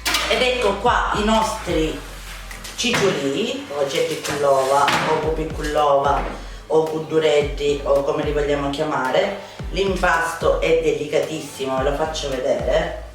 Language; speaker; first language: Italian; native; Italian